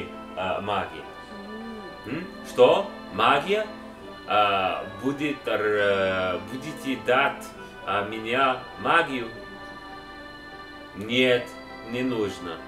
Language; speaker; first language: Russian; non-native, learner; English